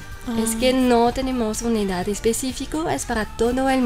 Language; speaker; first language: Spanish; non-native, fluent; French